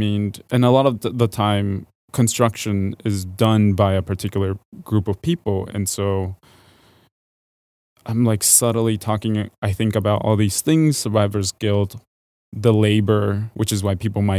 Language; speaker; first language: English; early bilingual, other home language; Spanish